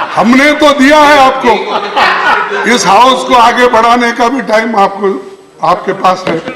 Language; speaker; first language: Hindi; non-native, local second language; Kannada